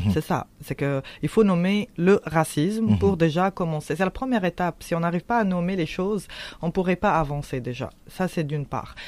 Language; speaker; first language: French; non-native, local second language; Arabic